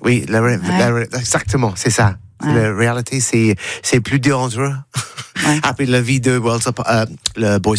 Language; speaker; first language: French; non-native, learner; English